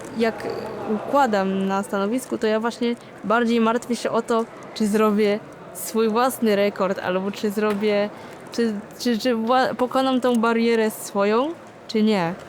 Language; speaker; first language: Polish; early bilingual, other home language; Vietnamese